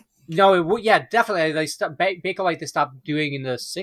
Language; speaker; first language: English; native; English